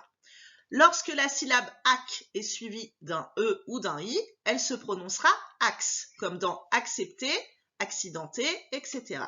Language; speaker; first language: French; native; French